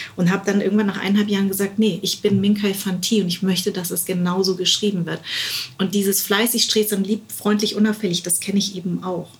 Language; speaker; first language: German; native; German